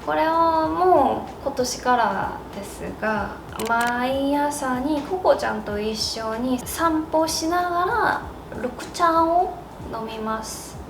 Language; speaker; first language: Japanese; non-native, learner; Korean